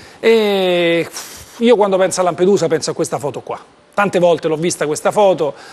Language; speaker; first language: Italian; native; Italian